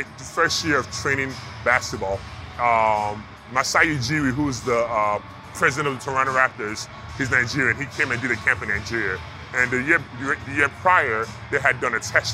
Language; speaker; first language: English; non-native, local second language; Yoruba